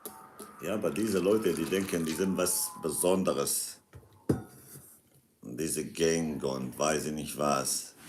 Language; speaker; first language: German; non-native, fluent; Kurdish